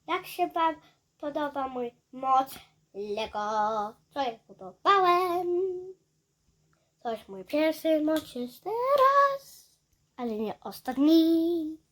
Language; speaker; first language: Polish; early bilingual, heritage; Polish